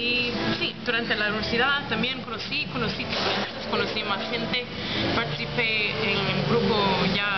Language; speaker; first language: Spanish; non-native, fluent; English